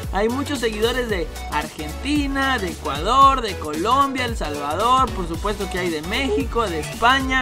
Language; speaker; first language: Spanish; native; Spanish